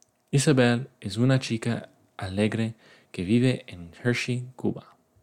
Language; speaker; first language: Spanish; non-native, learner; English